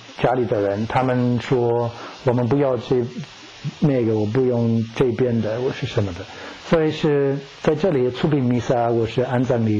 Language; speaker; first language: Chinese; non-native, fluent; English